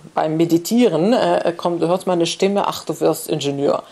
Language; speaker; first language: German; non-native, fluent; Arabic